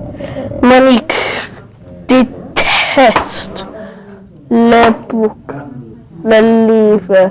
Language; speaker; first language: French; non-native, learner; English